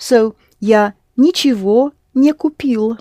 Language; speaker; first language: Russian; non-native, fluent; English